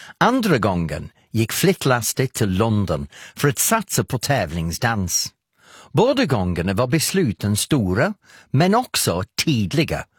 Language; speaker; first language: Swedish; non-native, fluent; English